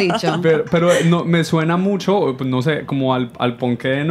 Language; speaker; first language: Spanish; native; Spanish